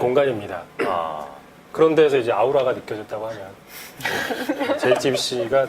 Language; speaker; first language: Korean; native; Korean